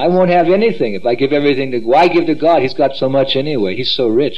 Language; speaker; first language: English; native; English